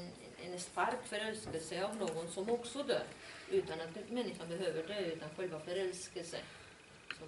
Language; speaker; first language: Swedish; non-native, fluent; Spanish